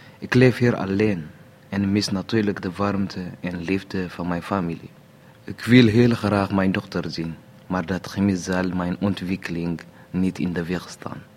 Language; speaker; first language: Dutch; non-native, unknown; Amharic